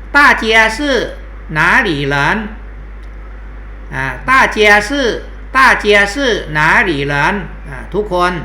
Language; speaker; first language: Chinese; non-native, fluent; Thai